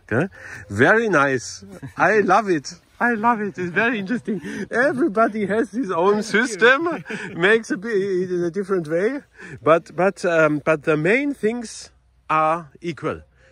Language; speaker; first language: English; non-native, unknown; German